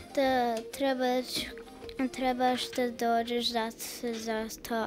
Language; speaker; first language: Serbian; early bilingual, heritage; Serbian